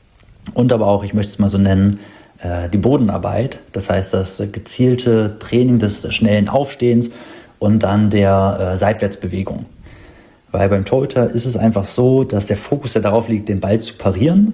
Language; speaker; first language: German; native; German